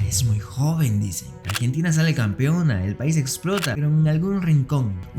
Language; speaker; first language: Spanish; native; Spanish